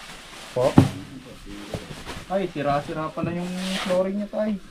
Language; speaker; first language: Filipino; native; Filipino